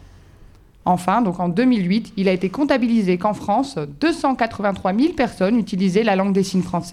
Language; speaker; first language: French; native; French